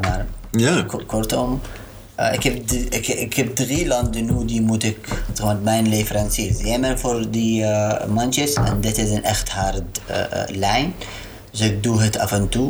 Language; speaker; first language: Dutch; non-native, learner; Arabic